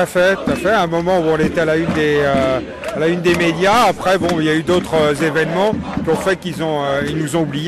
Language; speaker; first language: French; native; French